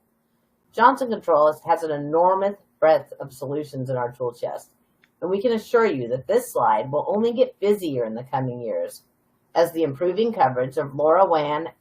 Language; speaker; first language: English; native; English